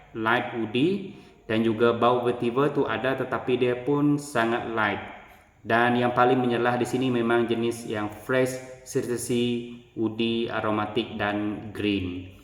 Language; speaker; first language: Malay; native; Malay